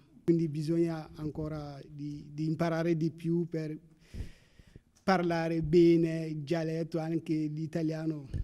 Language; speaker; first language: Italian; non-native, learner; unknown